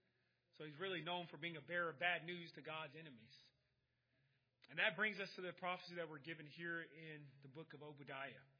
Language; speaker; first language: English; native; English